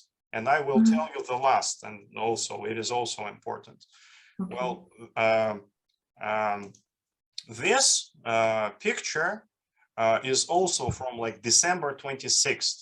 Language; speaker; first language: English; non-native, fluent; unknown